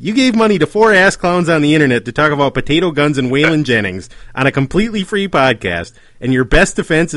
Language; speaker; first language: English; native; English